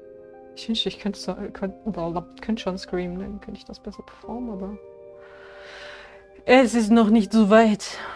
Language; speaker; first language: German; native; German